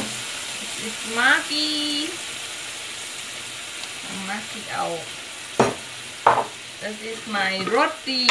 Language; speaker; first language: German; non-native, learner; Thai